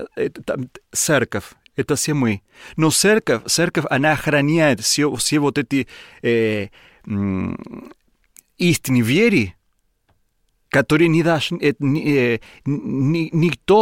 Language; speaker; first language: Russian; non-native, learner; Spanish